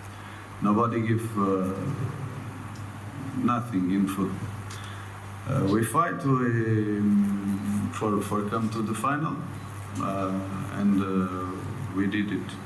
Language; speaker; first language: English; non-native, learner; Portuguese